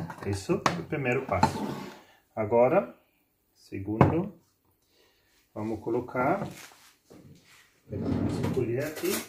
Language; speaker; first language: Portuguese; non-native, fluent; German